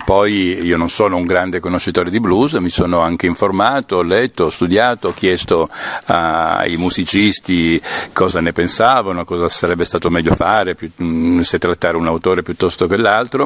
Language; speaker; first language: Italian; native; Italian